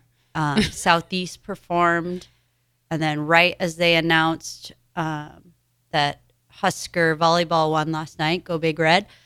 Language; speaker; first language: English; native; English